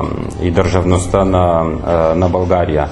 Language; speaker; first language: Bulgarian; non-native, fluent; Romanian